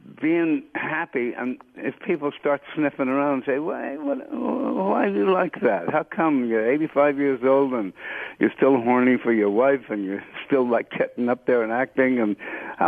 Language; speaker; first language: English; native; English